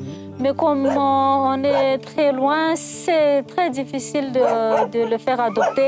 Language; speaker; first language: French; non-native, local second language; Malagasy